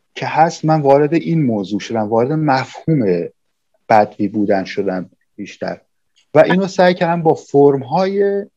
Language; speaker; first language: Persian; native; Persian